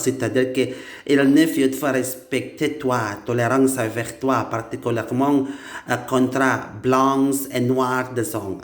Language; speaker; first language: French; non-native, learner; Indonesian